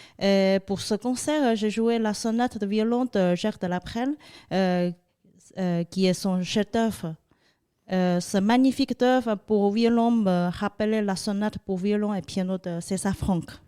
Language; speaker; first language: French; non-native, fluent; Chinese